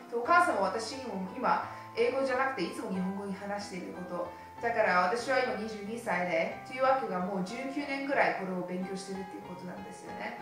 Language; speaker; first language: Japanese; early bilingual, heritage; Japanese